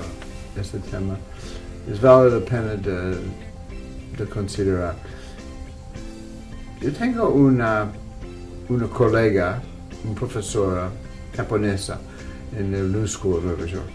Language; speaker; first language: Spanish; non-native, fluent; English